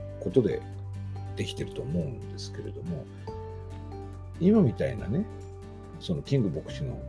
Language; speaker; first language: Japanese; native; Japanese